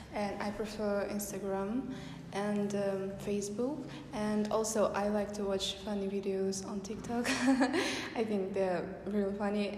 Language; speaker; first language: English; non-native, fluent; Kazakh